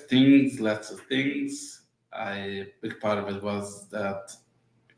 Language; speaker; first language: English; early bilingual, other home language; Yiddish